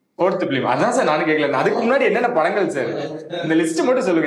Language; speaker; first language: Tamil; native; Tamil